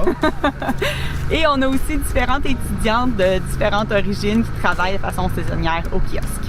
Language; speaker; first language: French; native; French